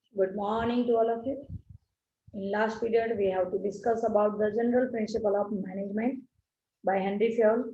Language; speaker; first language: English; non-native, local second language; Gujarati